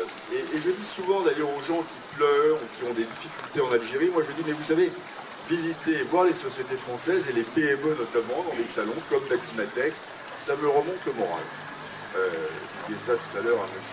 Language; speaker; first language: French; native; French